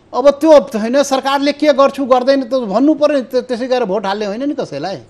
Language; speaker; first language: Nepali; non-native, local second language; Maithili